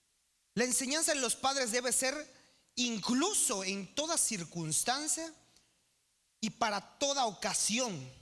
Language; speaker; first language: Spanish; native; Spanish